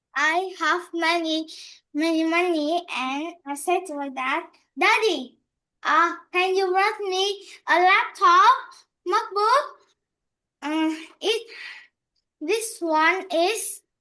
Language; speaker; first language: English; non-native, learner; Vietnamese